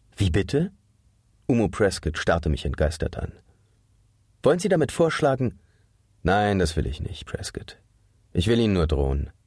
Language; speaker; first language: German; native; German